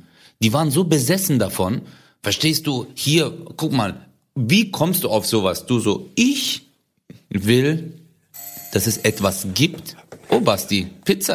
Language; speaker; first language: German; early bilingual, other home language; Turkish